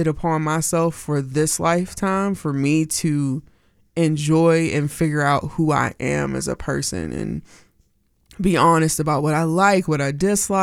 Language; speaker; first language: English; native; English